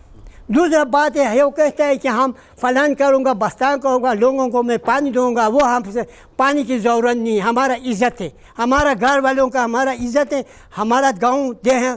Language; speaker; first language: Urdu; non-native, local second language; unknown